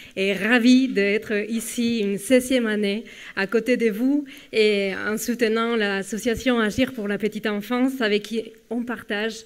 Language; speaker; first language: French; non-native, fluent; Spanish